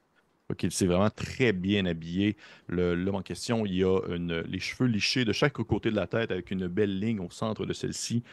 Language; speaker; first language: French; native; French